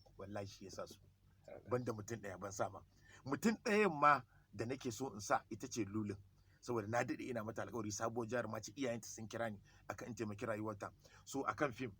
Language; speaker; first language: Hausa; native; Hausa